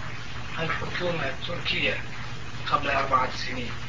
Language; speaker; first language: Arabic; non-native, fluent; Turkish